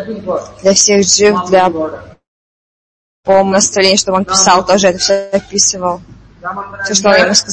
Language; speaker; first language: Russian; non-native, fluent; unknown